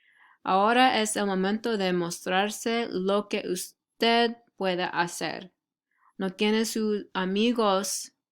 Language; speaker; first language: Spanish; non-native, fluent; English